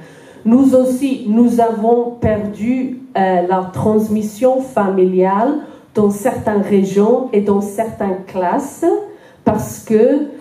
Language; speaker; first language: French; non-native, fluent; Welsh